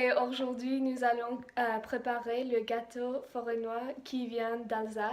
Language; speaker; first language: French; non-native, learner; English